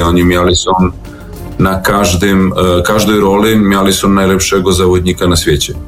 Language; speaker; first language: Polish; non-native, learner; Serbian